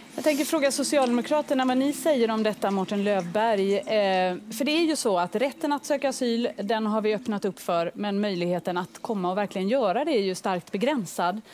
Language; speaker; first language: Swedish; native; Swedish